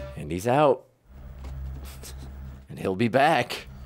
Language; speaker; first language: English; native; English